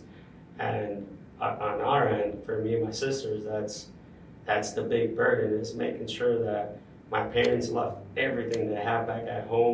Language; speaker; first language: English; non-native, fluent; Spanish